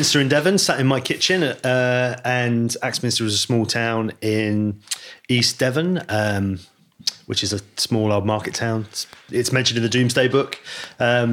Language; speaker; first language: English; native; English